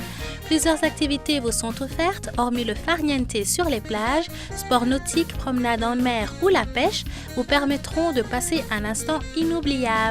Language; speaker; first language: French; native; French